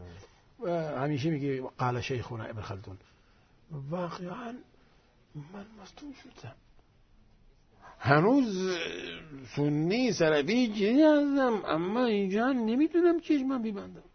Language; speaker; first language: Persian; non-native, fluent; Arabic